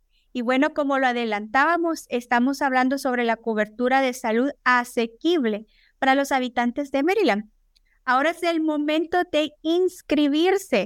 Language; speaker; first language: Spanish; native; Spanish